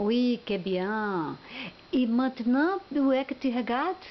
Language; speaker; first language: French; non-native, learner; Portuguese